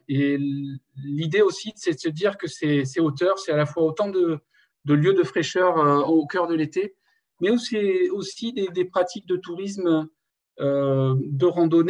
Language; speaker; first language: French; native; French